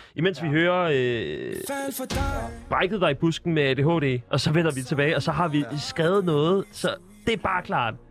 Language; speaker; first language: Danish; native; Danish